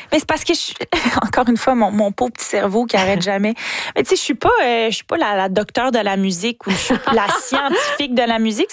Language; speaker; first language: French; native; French